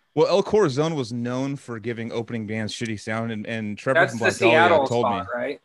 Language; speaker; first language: English; native; English